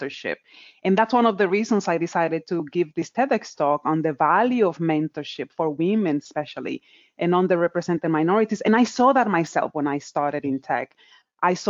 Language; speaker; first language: English; non-native, fluent; Spanish